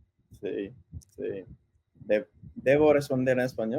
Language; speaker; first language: Spanish; early bilingual, heritage; English